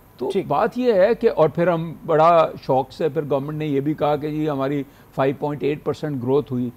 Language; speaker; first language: Urdu; non-native, local second language; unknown